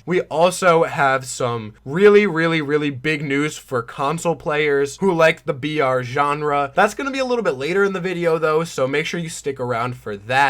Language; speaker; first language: English; native; English